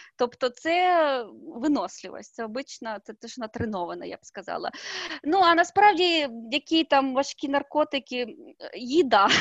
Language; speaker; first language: Ukrainian; native; Ukrainian